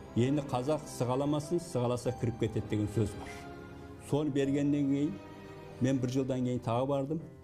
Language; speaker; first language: Kazakh; early bilingual, heritage; Kazakh